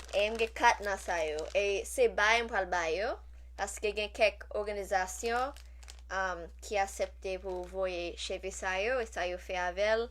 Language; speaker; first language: Haitian Creole; native; Haitian Creole